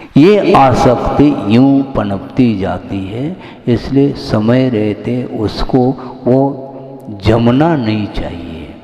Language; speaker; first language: Hindi; non-native, local second language; Kannada